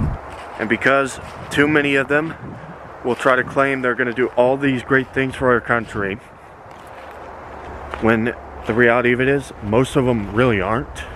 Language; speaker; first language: English; native; English